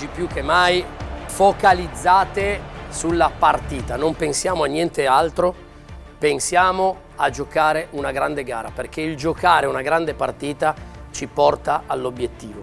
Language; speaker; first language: Italian; native; Italian